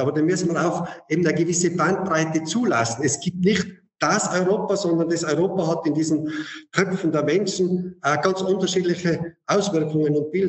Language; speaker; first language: German; native; German